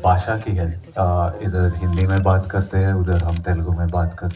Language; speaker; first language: Hindi; non-native, local second language; Telugu